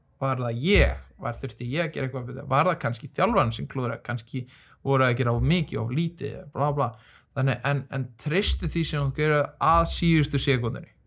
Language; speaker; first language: Icelandic; early bilingual, other home language; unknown